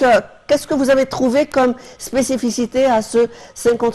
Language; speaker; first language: French; non-native, fluent; Arabic